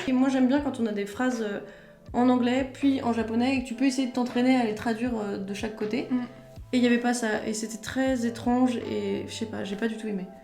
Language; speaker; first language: French; native; French